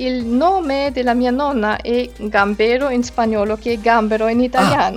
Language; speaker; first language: Italian; non-native, learner; Spanish